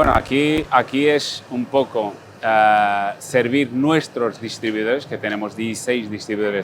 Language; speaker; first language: Spanish; non-native, fluent; Portuguese